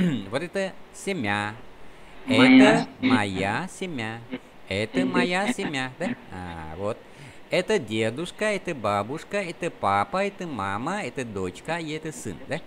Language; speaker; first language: Russian; non-native, fluent; Vietnamese